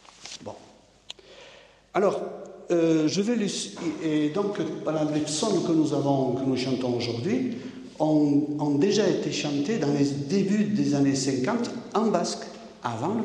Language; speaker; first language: French; native; French